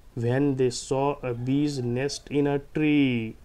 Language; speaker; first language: English; non-native, local second language; Urdu